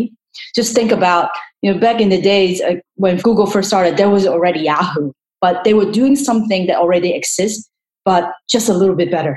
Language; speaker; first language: English; non-native, local second language; Cantonese